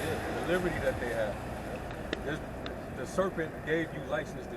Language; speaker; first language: English; native; English